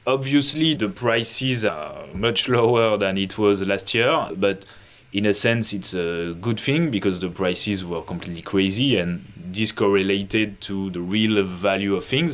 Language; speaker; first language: English; non-native, fluent; French